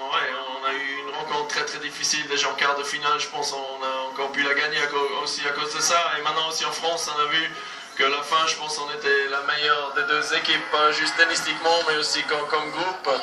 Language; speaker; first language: French; non-native, local second language; German